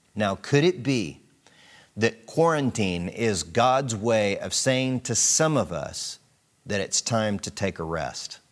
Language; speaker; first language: English; native; English